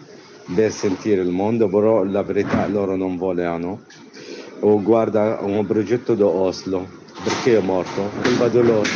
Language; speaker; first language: Italian; non-native, learner; Arabic